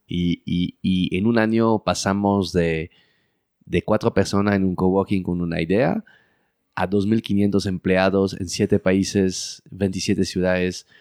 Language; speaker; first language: Spanish; early bilingual, heritage; French